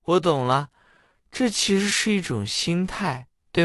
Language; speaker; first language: Chinese; non-native, fluent; English